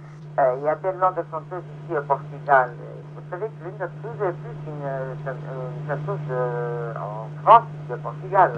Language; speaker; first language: French; non-native, fluent; Portuguese